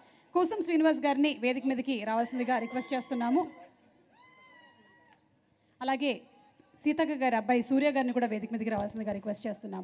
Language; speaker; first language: Telugu; native; Telugu